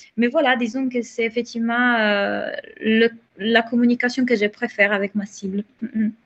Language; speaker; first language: French; non-native, fluent; Italian